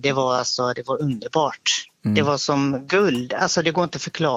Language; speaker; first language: Swedish; native; Swedish